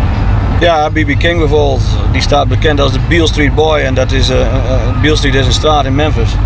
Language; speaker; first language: Dutch; native; Dutch